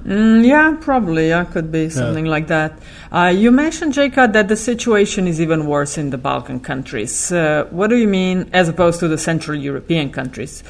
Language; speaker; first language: English; non-native, fluent; Slovenian